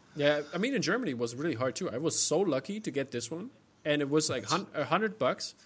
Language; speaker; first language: English; non-native, fluent; German